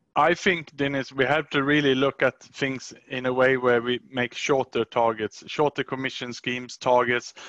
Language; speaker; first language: English; non-native, fluent; Swedish